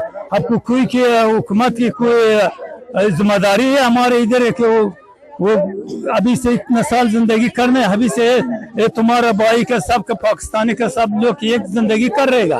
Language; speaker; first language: Hindi; non-native, learner; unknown